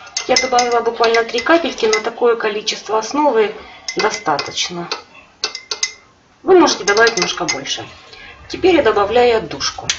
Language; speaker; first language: Russian; native; Russian